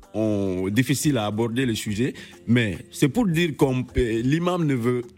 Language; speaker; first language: French; non-native, local second language; Bambara